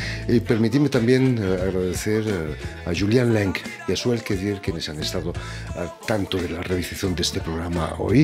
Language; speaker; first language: Spanish; native; Spanish